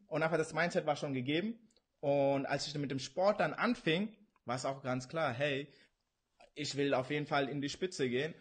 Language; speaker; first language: German; early bilingual, other home language; Urdu